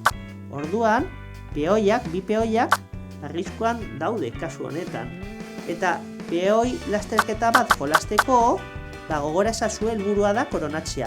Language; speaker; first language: Basque; non-native, local second language; Spanish